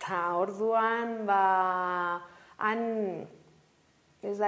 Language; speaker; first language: Basque; non-native, local second language; Spanish